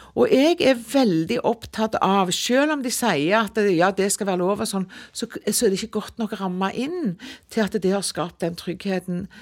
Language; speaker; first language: Norwegian; native; Norwegian